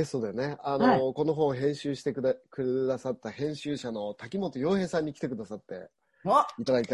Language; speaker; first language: Japanese; native; Japanese